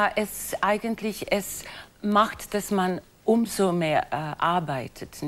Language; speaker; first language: German; non-native, fluent; English